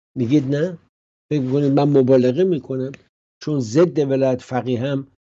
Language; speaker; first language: Persian; native; Persian